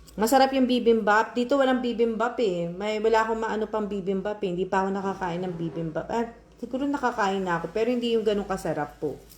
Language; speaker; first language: Filipino; native; Filipino